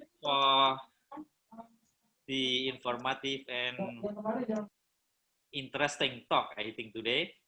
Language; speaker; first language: English; non-native, fluent; Indonesian